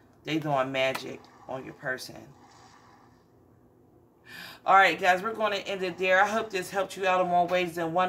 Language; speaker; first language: English; native; English